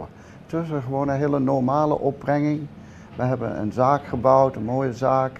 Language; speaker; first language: Dutch; early bilingual, heritage; Dutch